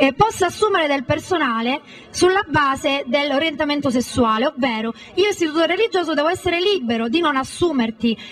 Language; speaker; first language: Italian; native; Italian